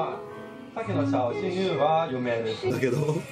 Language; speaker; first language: Japanese; non-native, fluent; Chinese